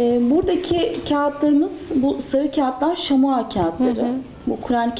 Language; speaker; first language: Turkish; native; Turkish